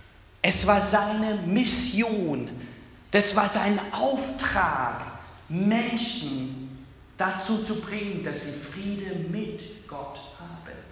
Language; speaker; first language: German; non-native, fluent; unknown